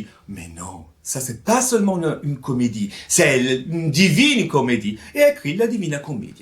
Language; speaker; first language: French; non-native, fluent; Italian